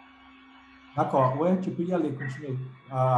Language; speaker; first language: French; non-native, fluent; Portuguese